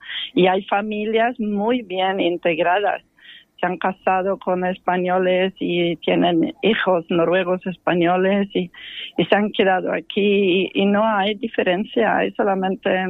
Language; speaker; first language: Spanish; non-native, fluent; Norwegian